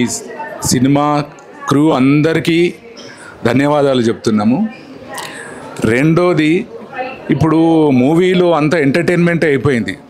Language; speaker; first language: Telugu; native; Telugu